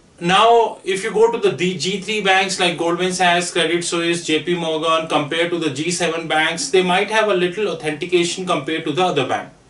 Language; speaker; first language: English; non-native, local second language; Hindi